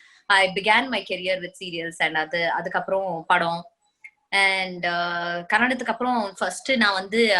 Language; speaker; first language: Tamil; non-native, fluent; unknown